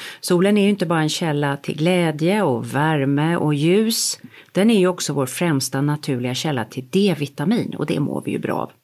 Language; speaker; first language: Swedish; native; Swedish